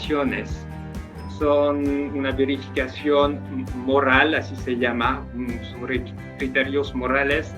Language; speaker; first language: Spanish; non-native, fluent; French